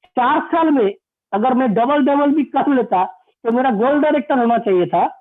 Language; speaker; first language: Hindi; non-native, local second language; Bangla